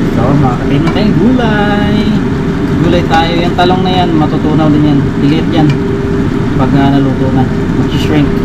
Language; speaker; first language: Filipino; non-native, local second language; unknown